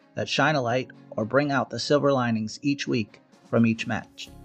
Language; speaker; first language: English; native; English